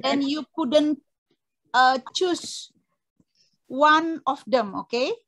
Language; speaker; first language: English; non-native, fluent; Indonesian